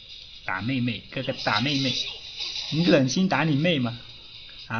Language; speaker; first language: Chinese; native; Chinese